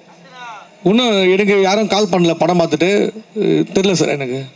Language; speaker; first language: Tamil; native; Tamil